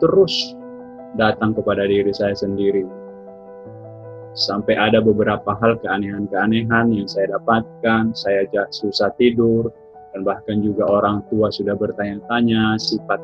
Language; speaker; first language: Indonesian; native; Indonesian